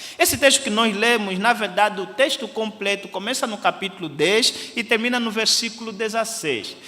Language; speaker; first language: Portuguese; native; Portuguese